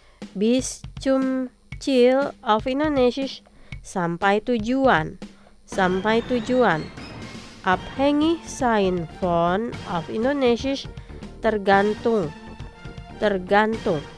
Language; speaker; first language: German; non-native, learner; Indonesian